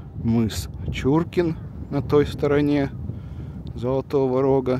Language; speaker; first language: Russian; native; Russian